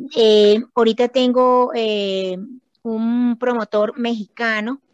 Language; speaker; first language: Spanish; native; Spanish